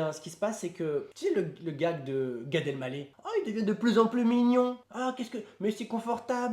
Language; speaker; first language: French; native; French